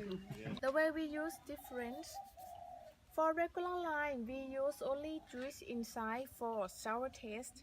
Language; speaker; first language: English; non-native, learner; Thai